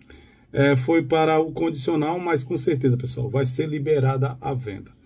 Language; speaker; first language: Portuguese; native; Portuguese